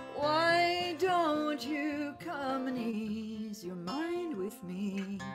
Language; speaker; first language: English; native; English